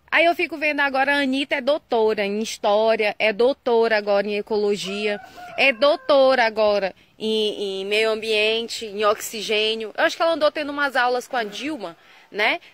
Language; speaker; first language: Portuguese; native; Portuguese